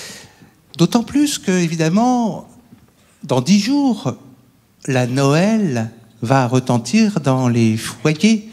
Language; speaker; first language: French; native; French